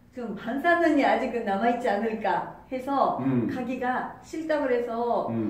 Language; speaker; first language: Korean; non-native, fluent; Japanese